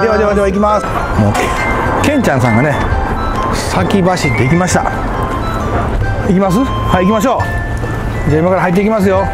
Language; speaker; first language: Japanese; native; Japanese